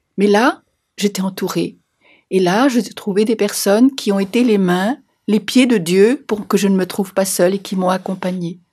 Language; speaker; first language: French; native; French